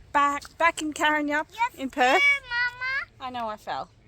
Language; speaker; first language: English; native; English